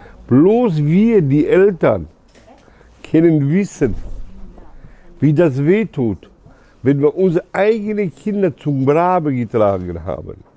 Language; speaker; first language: German; early bilingual, other home language; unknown